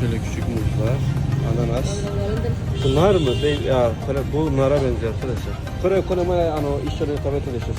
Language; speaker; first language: Turkish; native; Turkish